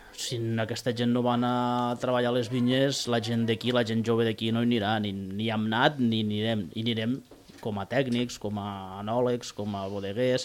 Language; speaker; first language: Catalan; native; Catalan